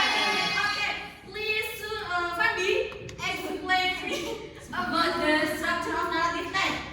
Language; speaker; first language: English; non-native, learner; Indonesian